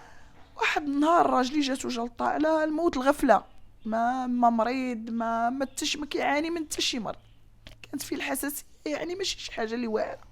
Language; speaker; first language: Arabic; native; Arabic